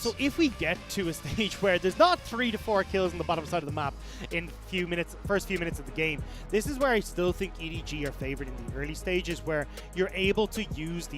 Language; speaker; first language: English; native; English